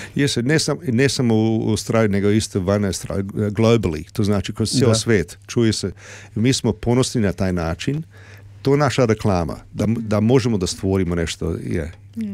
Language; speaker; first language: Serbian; early bilingual, heritage; Serbian